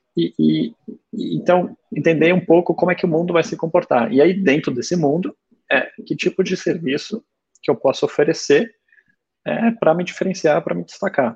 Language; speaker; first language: Portuguese; early bilingual, other home language; German